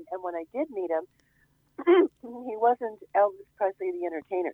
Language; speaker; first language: English; native; English